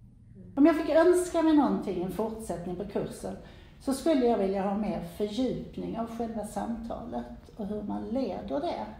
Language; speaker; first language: Swedish; native; Swedish